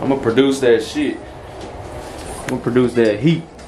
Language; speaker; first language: English; early bilingual, other home language; Spanish